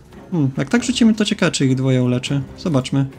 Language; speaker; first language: Polish; native; Polish